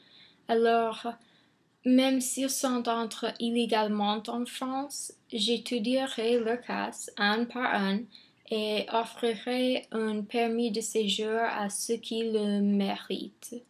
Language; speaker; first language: French; non-native, fluent; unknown